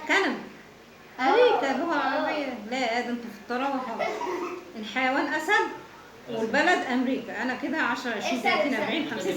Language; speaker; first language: Egyptian Arabic; native; Egyptian Arabic